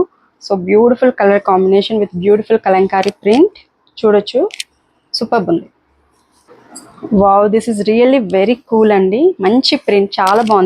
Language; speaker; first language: Telugu; native; Telugu